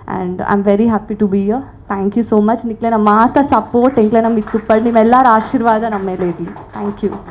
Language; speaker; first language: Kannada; non-native, local second language; Tulu